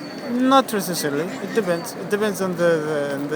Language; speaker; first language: English; non-native, fluent; Arabic